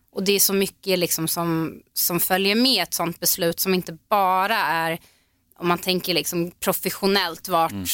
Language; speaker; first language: Swedish; native; Swedish